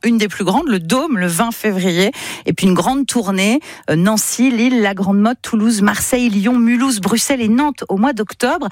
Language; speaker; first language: French; native; French